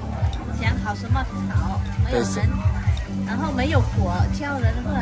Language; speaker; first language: Chinese; non-native, learner; Vietnamese